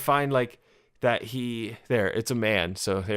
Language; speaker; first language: English; native; English